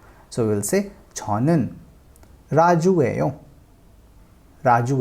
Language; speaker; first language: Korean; non-native, fluent; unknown